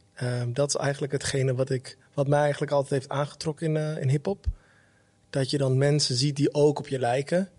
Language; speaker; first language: Dutch; early bilingual, other home language; Somali